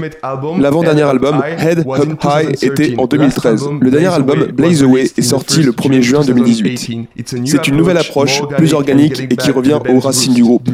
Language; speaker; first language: French; native; French